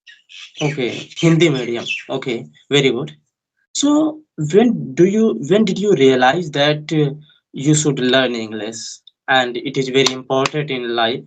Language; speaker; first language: English; non-native, learner; Hindi